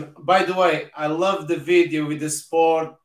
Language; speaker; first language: English; non-native, fluent; Portuguese